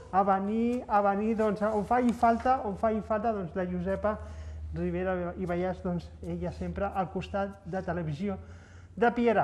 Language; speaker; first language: Catalan; native; Catalan